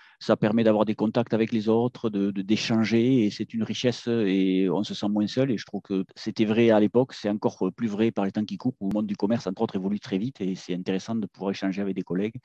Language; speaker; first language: French; native; French